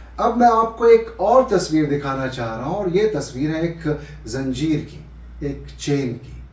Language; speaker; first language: Hindi; native; Hindi